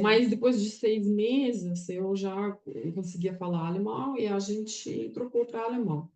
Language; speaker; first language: Portuguese; non-native, fluent; Russian